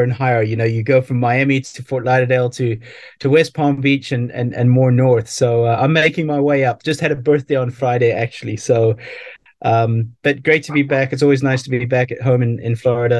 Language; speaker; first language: English; native; English